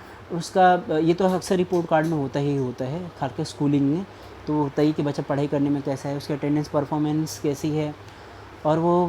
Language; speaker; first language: Hindi; native; Hindi